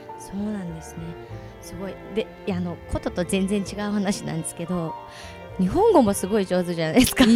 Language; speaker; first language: Japanese; non-native, fluent; Mongolian